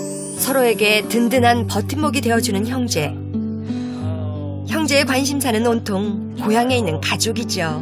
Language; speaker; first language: Korean; native; Korean